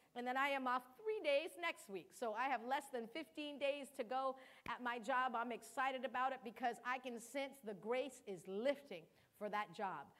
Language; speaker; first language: English; early bilingual, other home language; Kabuverdianu